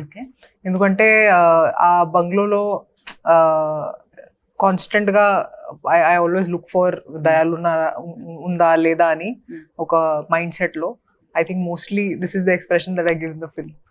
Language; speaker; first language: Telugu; non-native, fluent; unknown